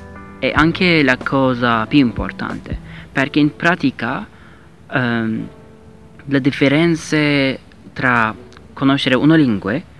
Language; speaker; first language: Italian; non-native, learner; Turkish